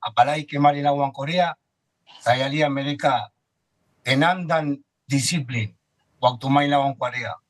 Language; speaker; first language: Indonesian; non-native, fluent; Spanish